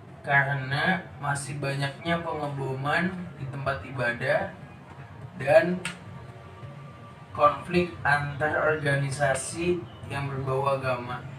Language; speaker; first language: Indonesian; native; Indonesian